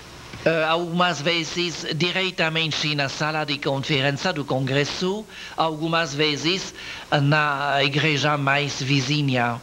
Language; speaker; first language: Portuguese; non-native, learner; French